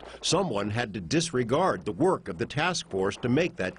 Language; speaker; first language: English; native; English